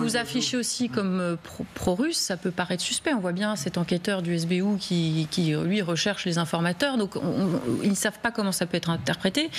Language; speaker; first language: French; native; French